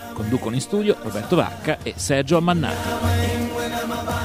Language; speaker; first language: Italian; native; Italian